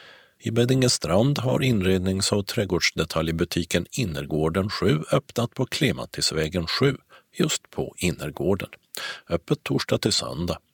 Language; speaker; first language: Swedish; native; Swedish